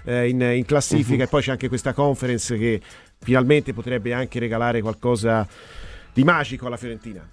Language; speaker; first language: Italian; native; Italian